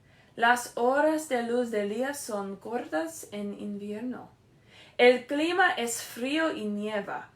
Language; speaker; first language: Spanish; non-native, learner; English